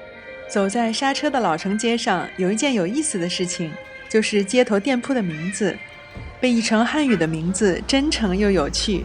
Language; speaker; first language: Chinese; native; Chinese